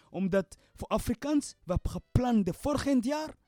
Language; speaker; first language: Dutch; non-native, learner; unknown